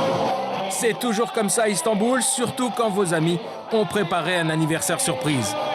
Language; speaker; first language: French; native; French